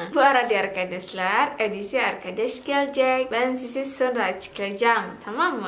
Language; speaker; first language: Turkish; non-native, learner; Indonesian